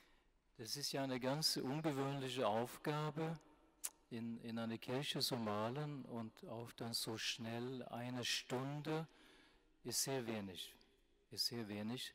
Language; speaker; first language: German; non-native, fluent; Swedish